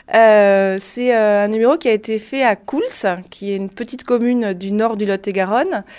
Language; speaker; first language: French; native; French